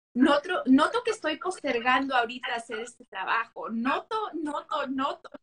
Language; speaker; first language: Spanish; early bilingual, heritage; Spanish